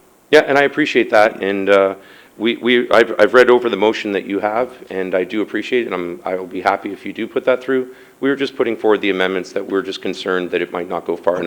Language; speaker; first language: English; native; English